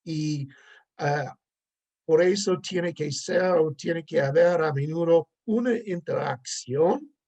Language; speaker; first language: Spanish; non-native, fluent; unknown